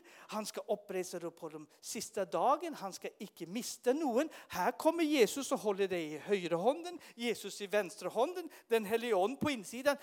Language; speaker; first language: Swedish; native; Swedish